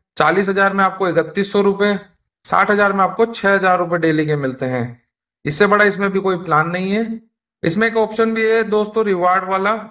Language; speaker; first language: Hindi; native; Hindi